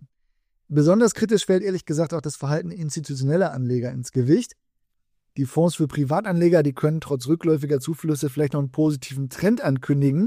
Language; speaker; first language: German; native; German